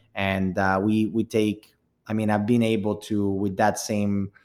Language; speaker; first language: English; early bilingual, other home language; Spanish